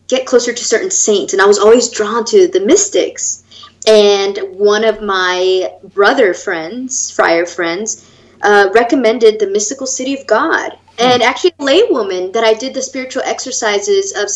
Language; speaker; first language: English; native; English